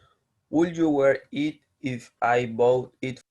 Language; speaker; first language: English; non-native, learner; Spanish